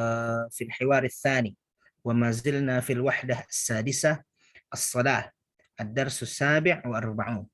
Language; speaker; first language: Arabic; non-native, fluent; Indonesian